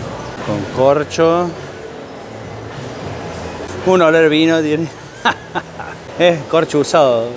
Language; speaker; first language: Spanish; native; Spanish